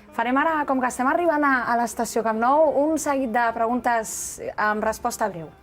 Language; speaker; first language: Catalan; native; Catalan